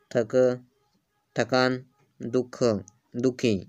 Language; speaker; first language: Hindi; non-native, local second language; Marathi